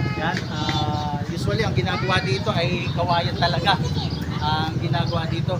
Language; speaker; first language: Filipino; native; Filipino